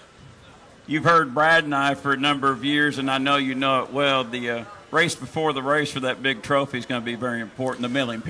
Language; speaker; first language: English; native; English